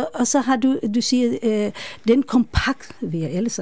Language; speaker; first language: Danish; non-native, fluent; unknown